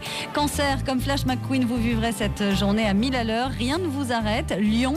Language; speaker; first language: French; native; French